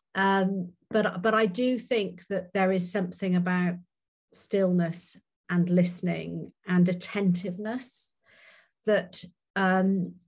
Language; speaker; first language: English; native; English